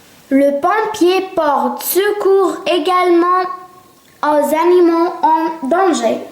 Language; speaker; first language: French; non-native, local second language; Arabic